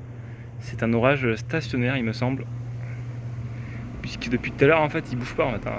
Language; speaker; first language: French; native; French